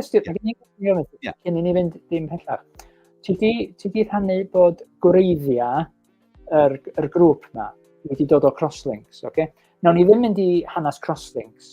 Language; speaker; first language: Welsh; native; Welsh